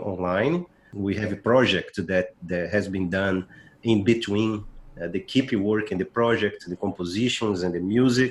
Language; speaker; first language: English; non-native, fluent; Portuguese